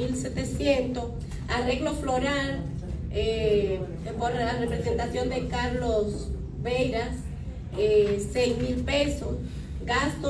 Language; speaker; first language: Spanish; native; Spanish